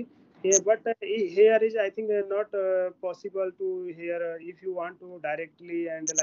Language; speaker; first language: English; non-native, learner; Hindi